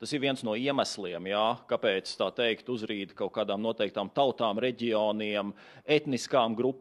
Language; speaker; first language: Latvian; native; Latvian